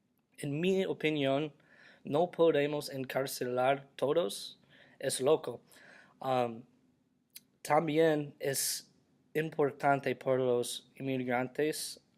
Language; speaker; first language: Spanish; non-native, learner; English